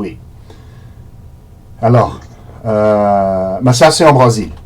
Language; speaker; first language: French; non-native, learner; Portuguese